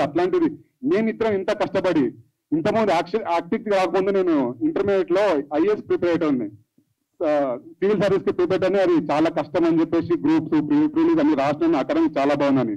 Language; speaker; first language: Telugu; native; Telugu